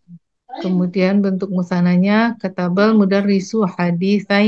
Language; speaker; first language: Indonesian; native; Indonesian